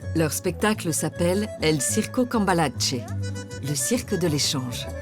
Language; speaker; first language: French; native; French